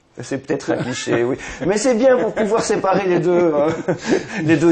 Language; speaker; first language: French; native; French